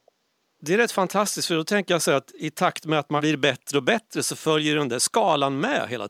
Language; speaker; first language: Swedish; native; Swedish